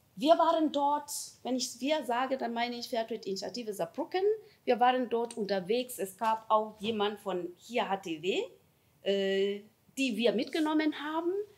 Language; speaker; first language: German; non-native, fluent; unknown